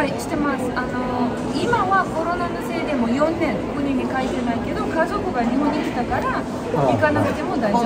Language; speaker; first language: Japanese; non-native, fluent; Romanian